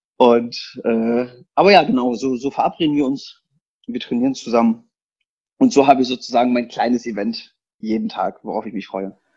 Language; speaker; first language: German; early bilingual, other home language; Polish